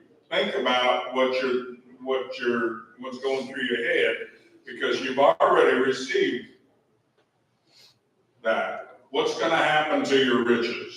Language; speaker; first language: English; native; English